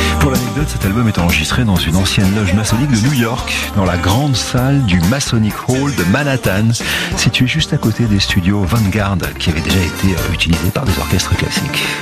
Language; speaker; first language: French; native; French